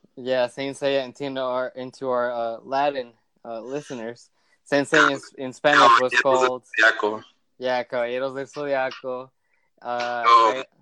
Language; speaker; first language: English; early bilingual, other home language; Spanish